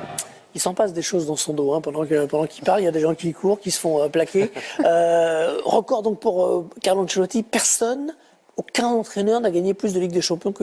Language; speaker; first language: French; native; French